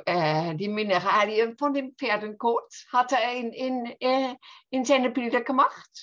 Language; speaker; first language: German; non-native, fluent; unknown